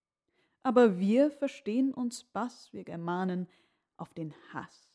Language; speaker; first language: German; non-native, learner; English